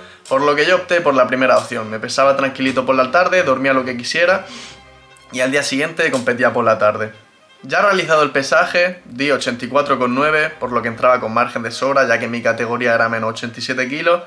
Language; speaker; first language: Spanish; native; Spanish